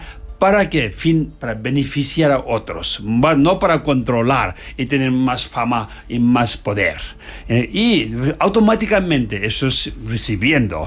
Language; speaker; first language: Spanish; non-native, learner; Tibetan